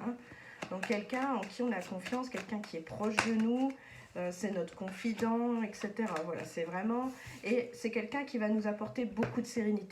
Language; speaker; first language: French; native; French